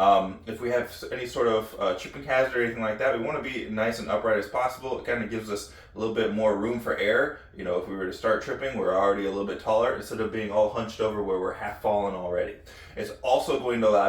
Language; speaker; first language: English; native; English